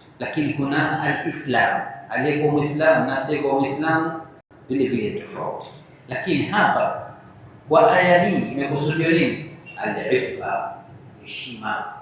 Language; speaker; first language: Swahili; native; Swahili